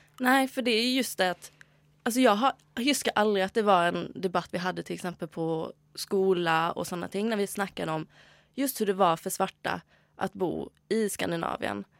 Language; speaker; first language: Swedish; native; Swedish